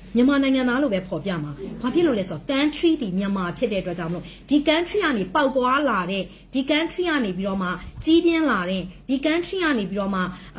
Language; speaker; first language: Burmese; non-native, local second language; S'gaw Karen